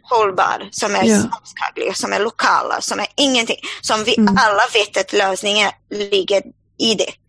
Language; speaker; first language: Swedish; non-native, fluent; Portuguese